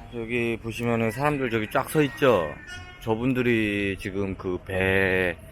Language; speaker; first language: Korean; native; Korean